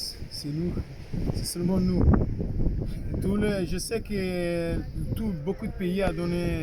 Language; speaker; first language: French; non-native, fluent; Kabuverdianu